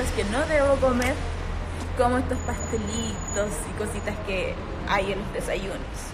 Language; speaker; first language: Spanish; native; Spanish